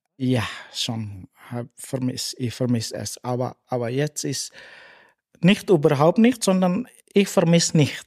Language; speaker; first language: German; non-native, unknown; Indonesian